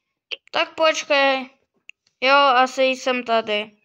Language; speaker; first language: Czech; early bilingual, other home language; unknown